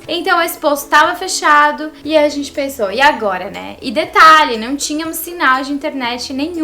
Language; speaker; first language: Portuguese; native; Portuguese